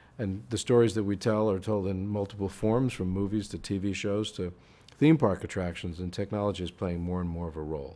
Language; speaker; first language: English; native; English